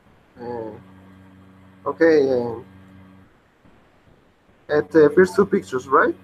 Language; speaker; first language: English; non-native, learner; Spanish